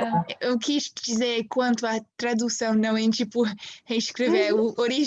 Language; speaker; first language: Portuguese; non-native, fluent; English